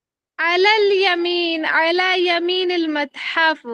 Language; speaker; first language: Arabic; non-native, learner; Urdu